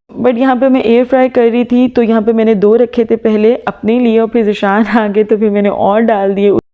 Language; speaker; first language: Urdu; native; Urdu